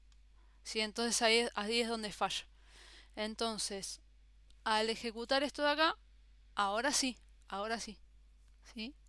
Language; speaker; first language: Spanish; native; Spanish